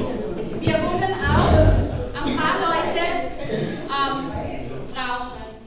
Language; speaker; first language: German; non-native, learner; Catalan